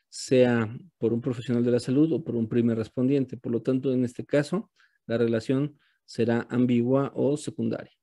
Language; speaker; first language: Spanish; native; Spanish